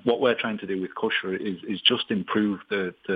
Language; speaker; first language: English; native; English